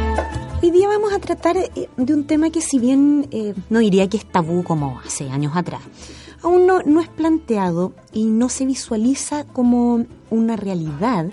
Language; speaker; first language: Spanish; native; Spanish